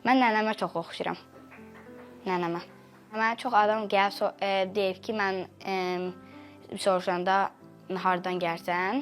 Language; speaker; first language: Azerbaijani; early bilingual, heritage; Azerbaijani